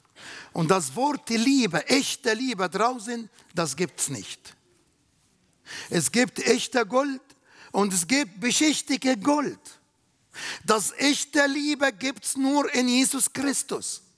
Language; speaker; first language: German; non-native, learner; Arabic